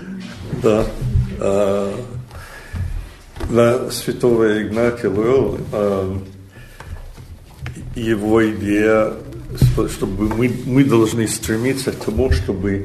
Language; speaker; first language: Russian; non-native, fluent; English